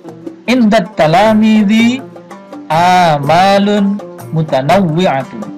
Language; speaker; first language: Arabic; non-native, fluent; Indonesian